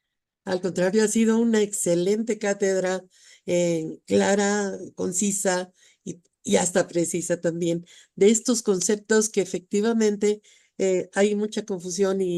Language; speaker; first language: Spanish; native; Spanish